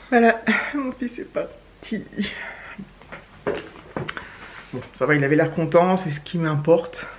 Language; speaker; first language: French; native; French